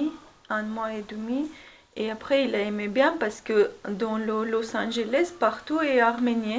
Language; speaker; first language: French; non-native, learner; Armenian